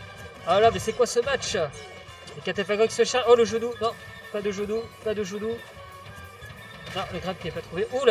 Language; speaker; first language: French; native; French